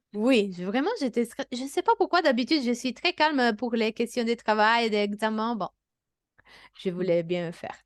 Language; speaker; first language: French; non-native, fluent; Italian